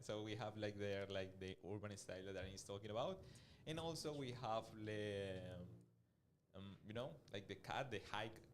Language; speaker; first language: English; non-native, fluent; Spanish